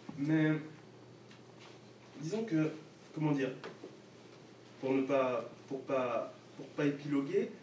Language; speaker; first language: French; native; French